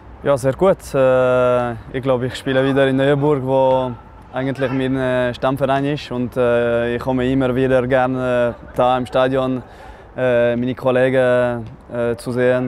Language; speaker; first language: German; non-native, local second language; French